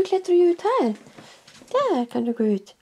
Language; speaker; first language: Swedish; native; Swedish